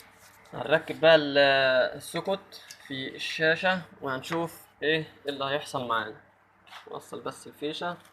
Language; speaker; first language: Arabic; native; Arabic